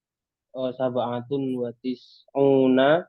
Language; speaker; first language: Arabic; non-native, learner; Indonesian